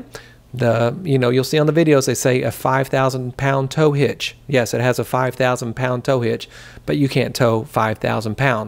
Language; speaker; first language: English; native; English